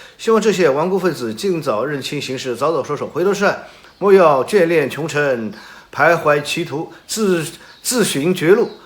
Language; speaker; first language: Chinese; native; Chinese